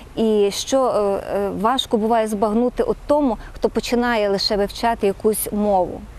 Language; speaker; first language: Ukrainian; native; Ukrainian